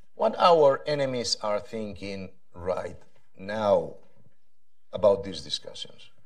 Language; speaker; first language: English; non-native, fluent; Spanish